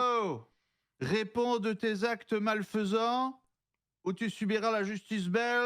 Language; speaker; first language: French; native; French